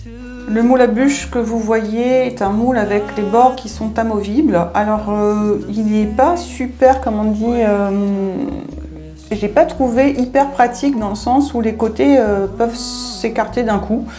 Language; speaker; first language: French; native; French